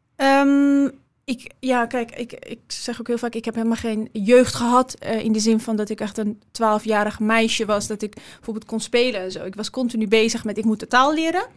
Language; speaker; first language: Dutch; early bilingual, other home language; Persian